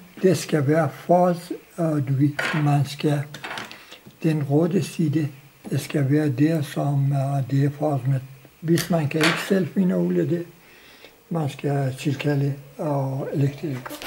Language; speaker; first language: Danish; non-native, local second language; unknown